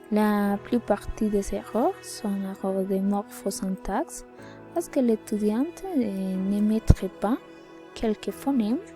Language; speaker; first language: French; non-native, learner; Spanish